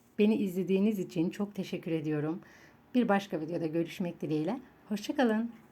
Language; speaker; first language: Turkish; native; Turkish